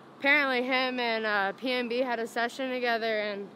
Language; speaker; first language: English; native; English